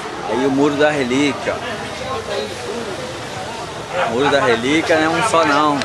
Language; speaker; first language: Portuguese; native; Portuguese